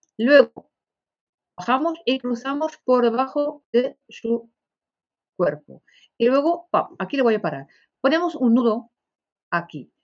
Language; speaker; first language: Spanish; non-native, fluent; Dutch